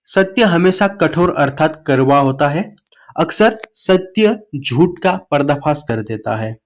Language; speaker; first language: Hindi; non-native, local second language; Assamese